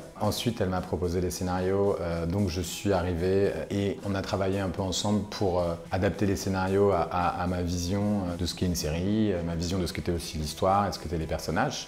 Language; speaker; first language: French; native; French